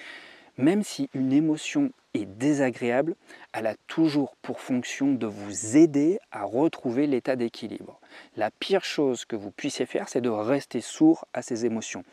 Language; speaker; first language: French; native; French